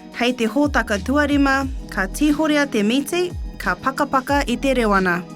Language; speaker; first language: Māori; non-native, local second language; English